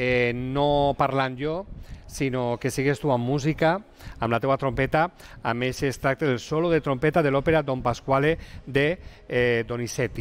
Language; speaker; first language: Catalan; native; Catalan